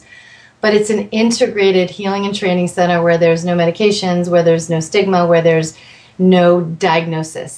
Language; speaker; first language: English; native; English